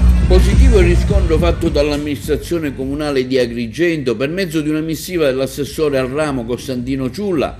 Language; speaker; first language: Italian; native; Italian